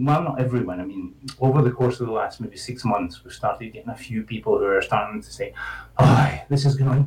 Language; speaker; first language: English; native; English